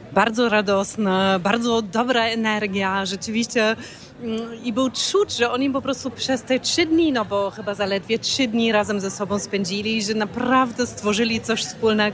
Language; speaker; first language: Polish; non-native, fluent; German